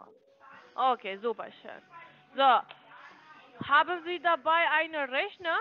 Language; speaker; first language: German; non-native, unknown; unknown